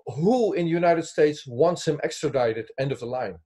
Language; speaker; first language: English; non-native, fluent; Dutch